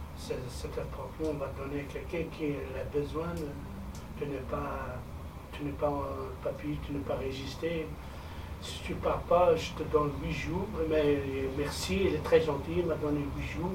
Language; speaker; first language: French; non-native, fluent; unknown